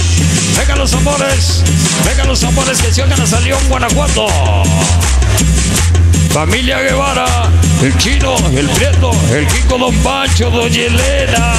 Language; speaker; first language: Spanish; native; Spanish